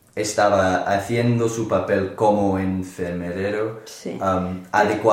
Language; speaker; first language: Spanish; non-native, learner; English